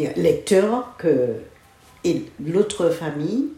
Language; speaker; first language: French; non-native, local second language; Guadeloupean Creole French